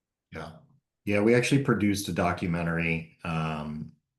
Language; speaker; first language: English; native; English